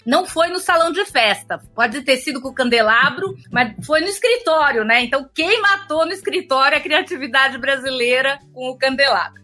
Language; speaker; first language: Portuguese; native; Portuguese